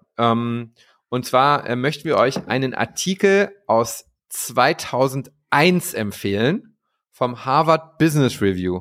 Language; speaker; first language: German; native; German